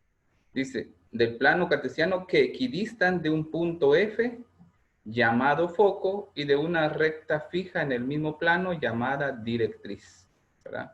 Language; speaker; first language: Spanish; native; Spanish